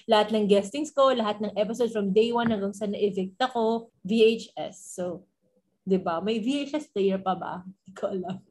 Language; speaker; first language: Filipino; native; Filipino